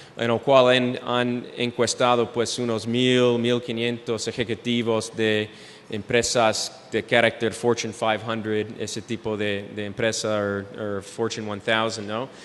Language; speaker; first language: Spanish; early bilingual, heritage; Spanish